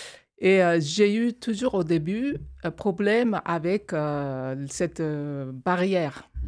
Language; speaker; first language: French; non-native, fluent; Japanese